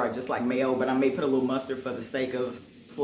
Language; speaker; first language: English; native; English